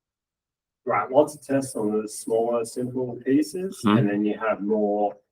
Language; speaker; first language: English; native; English